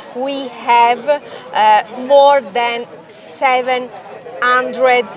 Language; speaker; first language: English; non-native, fluent; Italian